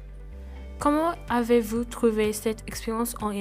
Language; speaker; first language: French; non-native, learner; English